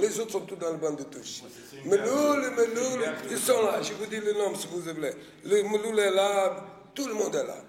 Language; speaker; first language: French; non-native, fluent; Portuguese